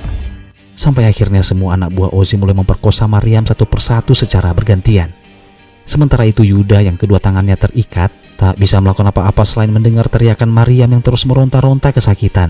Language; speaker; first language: Indonesian; native; Indonesian